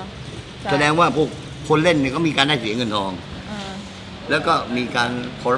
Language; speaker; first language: Thai; native; Thai